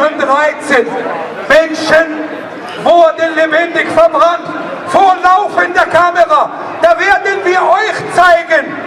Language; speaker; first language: German; non-native, learner; Arabic